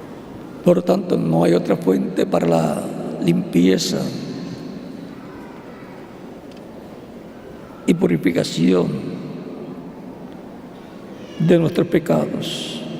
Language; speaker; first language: Spanish; native; Spanish